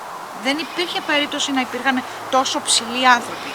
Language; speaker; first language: Greek; native; Greek